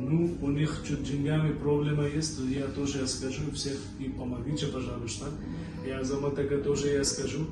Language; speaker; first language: Russian; non-native, learner; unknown